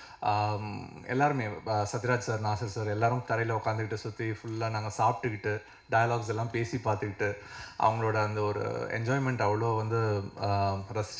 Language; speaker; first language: Tamil; native; Tamil